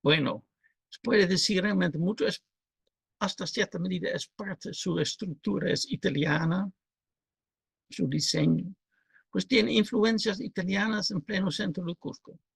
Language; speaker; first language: Spanish; non-native, fluent; Dutch